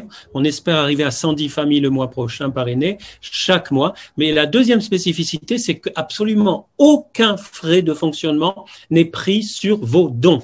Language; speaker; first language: French; native; French